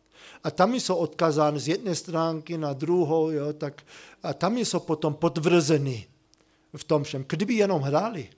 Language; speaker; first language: Czech; non-native, fluent; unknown